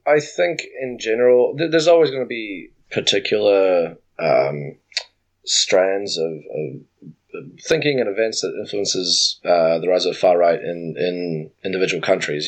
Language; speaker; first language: English; native; English